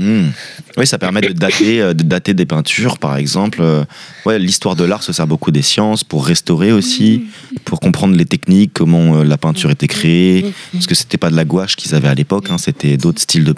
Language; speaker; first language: French; native; French